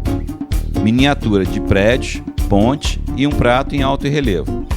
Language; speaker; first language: Portuguese; native; Portuguese